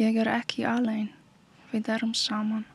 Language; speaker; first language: Icelandic; non-native, learner; Polish